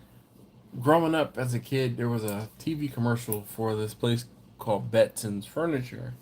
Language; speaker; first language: English; native; English